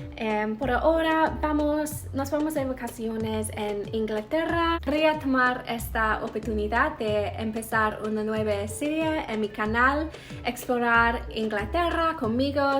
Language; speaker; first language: Spanish; non-native, learner; English